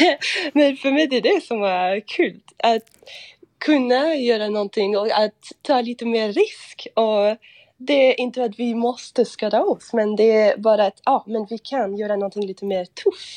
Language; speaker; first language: Swedish; non-native, fluent; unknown